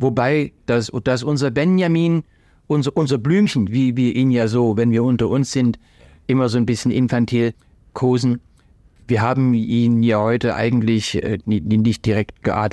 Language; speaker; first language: German; native; German